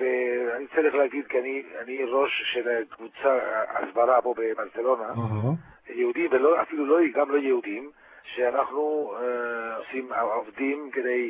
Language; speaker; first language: Hebrew; non-native, fluent; Spanish